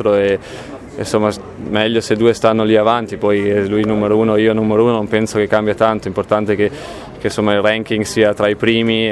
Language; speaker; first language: Italian; non-native, local second language; German